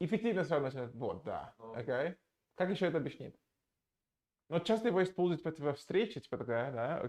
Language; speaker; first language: Russian; non-native, fluent; English